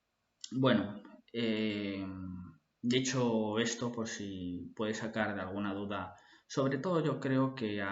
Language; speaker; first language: Spanish; native; Spanish